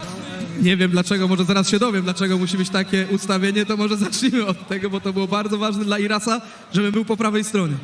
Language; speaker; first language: Polish; native; Polish